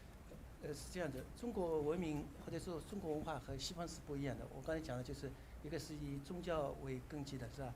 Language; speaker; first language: Chinese; native; Chinese